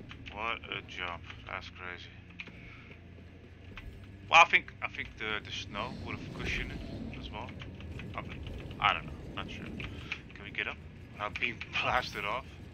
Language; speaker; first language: English; non-native, fluent; Dutch